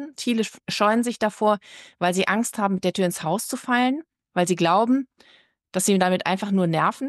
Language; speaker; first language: German; native; German